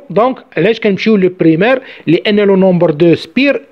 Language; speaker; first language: French; non-native, local second language; Arabic